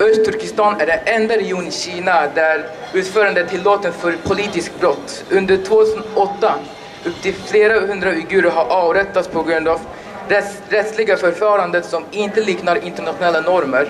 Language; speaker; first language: Swedish; non-native, learner; Uyghur